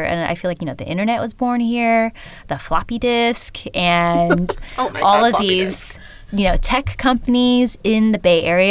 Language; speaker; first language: English; early bilingual, other home language; Khmer